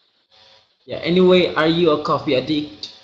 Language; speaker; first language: English; non-native, learner; Indonesian